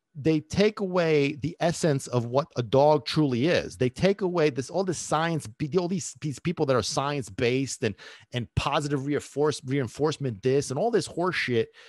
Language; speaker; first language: English; early bilingual, other home language; Italian